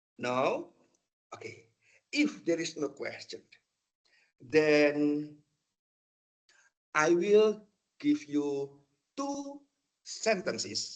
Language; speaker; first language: English; non-native, fluent; Indonesian